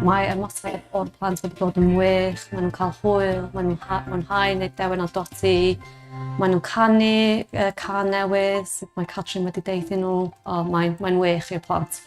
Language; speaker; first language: Welsh; non-native, learner; English